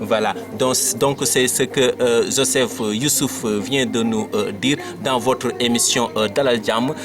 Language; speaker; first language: French; non-native, local second language; Wolof